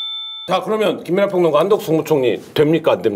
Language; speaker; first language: Korean; native; Korean